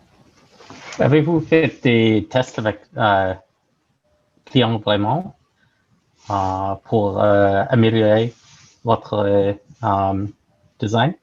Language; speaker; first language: French; non-native, learner; English